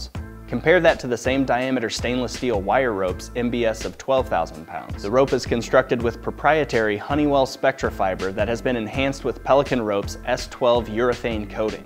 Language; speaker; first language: English; native; English